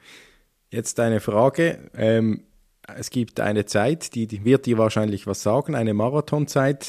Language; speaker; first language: German; native; German